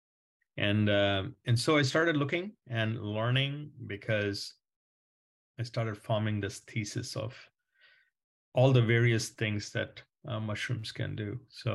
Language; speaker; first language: English; non-native, local second language; Malayalam